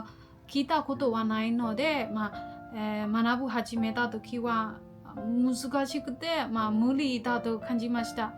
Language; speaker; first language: Japanese; non-native, fluent; Burmese